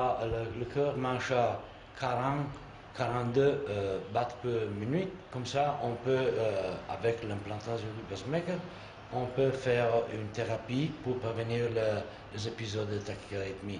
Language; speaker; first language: French; non-native, learner; Italian